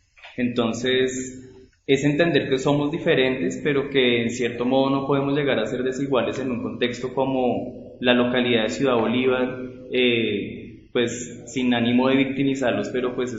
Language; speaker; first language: Spanish; native; Spanish